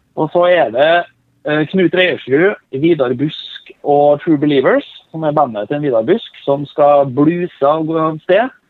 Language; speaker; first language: Norwegian; native; Norwegian